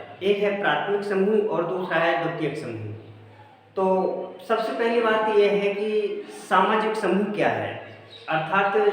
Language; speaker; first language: Hindi; native; Hindi